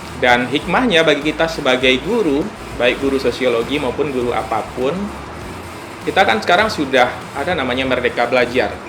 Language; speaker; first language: Indonesian; non-native, local second language; Minangkabau